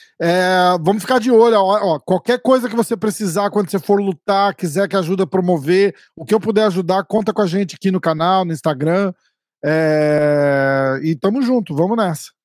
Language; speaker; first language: Portuguese; native; Portuguese